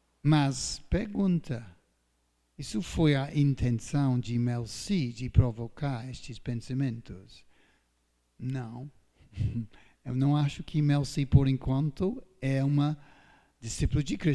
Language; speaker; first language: Portuguese; non-native, fluent; English